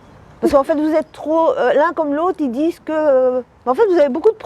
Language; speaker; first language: French; native; French